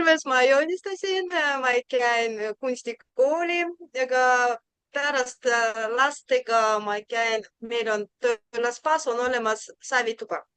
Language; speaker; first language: Estonian; non-native, learner; Russian